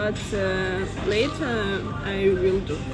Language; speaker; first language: English; non-native, learner; Russian